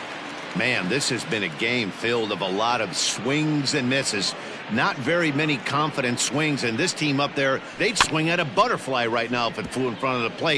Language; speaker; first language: English; native; English